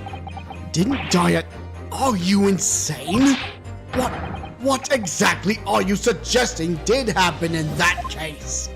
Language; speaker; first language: English; native; English